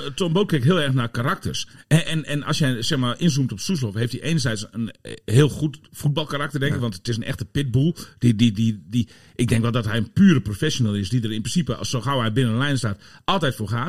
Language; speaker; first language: Dutch; native; Dutch